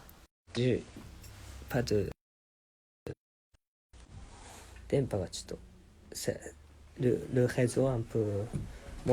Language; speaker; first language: French; non-native, learner; Japanese